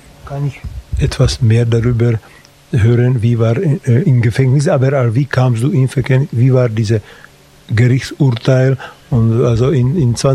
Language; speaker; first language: German; non-native, fluent; Slovak